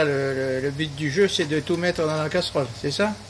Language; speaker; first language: French; native; French